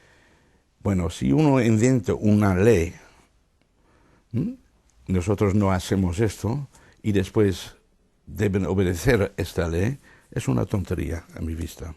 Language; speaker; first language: Spanish; non-native, fluent; Dutch